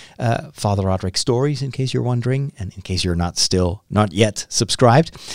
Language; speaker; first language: English; non-native, fluent; Dutch